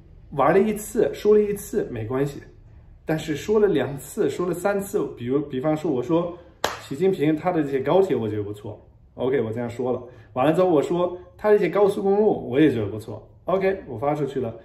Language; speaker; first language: Chinese; non-native, fluent; German